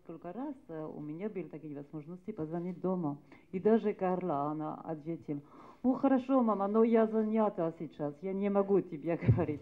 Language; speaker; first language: Russian; non-native, fluent; French